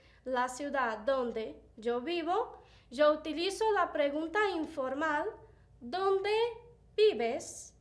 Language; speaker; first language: Spanish; non-native, fluent; Portuguese